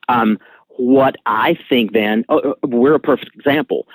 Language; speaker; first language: English; native; English